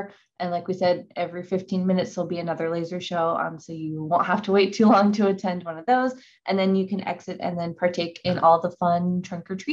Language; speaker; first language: English; native; English